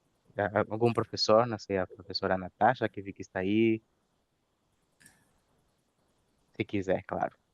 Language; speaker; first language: Portuguese; non-native, fluent; Spanish